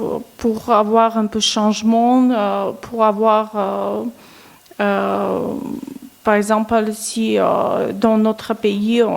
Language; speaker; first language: French; non-native, learner; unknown